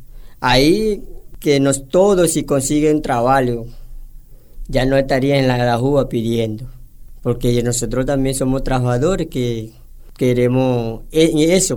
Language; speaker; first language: Spanish; non-native, local second language; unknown